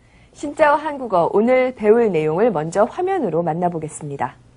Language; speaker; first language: Korean; native; Korean